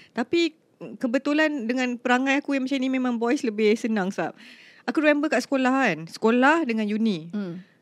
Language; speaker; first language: Malay; non-native, local second language; English